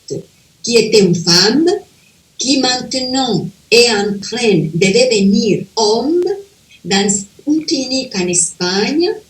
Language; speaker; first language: French; non-native, fluent; Spanish